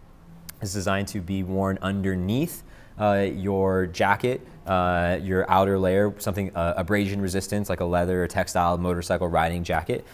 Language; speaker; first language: English; native; English